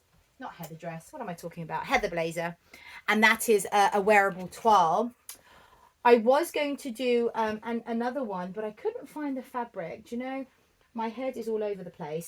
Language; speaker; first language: English; native; English